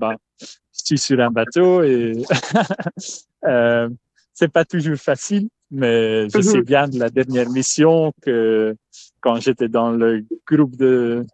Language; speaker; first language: French; non-native, local second language; Dutch